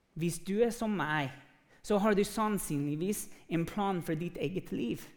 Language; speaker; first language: Norwegian; non-native, fluent; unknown